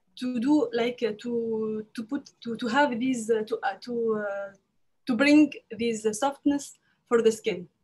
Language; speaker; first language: English; non-native, learner; French